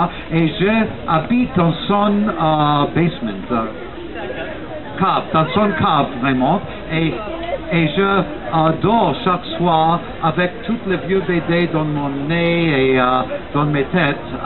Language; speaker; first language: French; non-native, learner; English